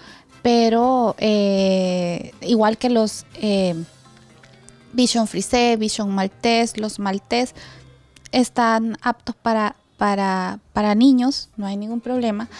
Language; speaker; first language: Spanish; native; Spanish